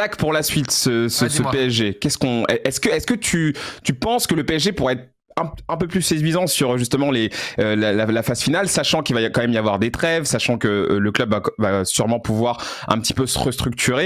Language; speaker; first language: French; native; French